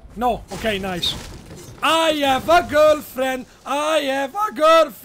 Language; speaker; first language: English; non-native, learner; Italian